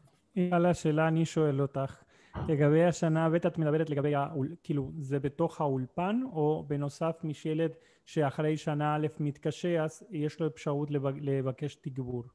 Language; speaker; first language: Hebrew; non-native, fluent; Spanish